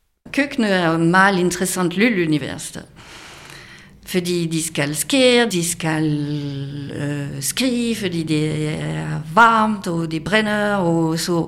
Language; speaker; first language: Danish; non-native, fluent; French